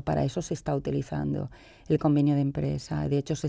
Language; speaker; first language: Spanish; native; Spanish